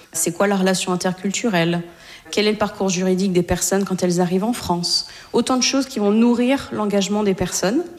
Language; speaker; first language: French; native; French